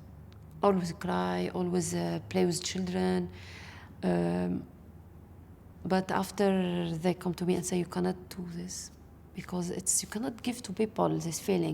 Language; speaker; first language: English; non-native, learner; Arabic